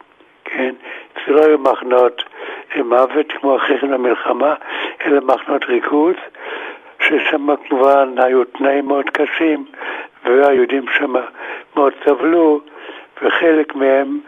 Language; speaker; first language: Hebrew; non-native, fluent; German